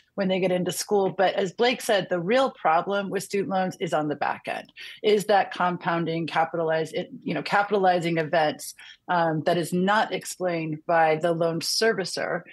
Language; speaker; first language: English; native; English